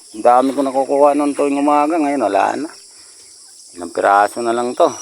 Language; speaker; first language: Filipino; non-native, local second language; Waray